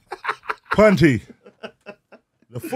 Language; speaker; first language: English; native; English